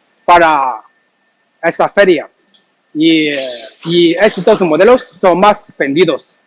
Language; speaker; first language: Spanish; non-native, learner; Chinese